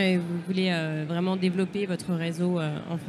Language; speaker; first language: French; native; French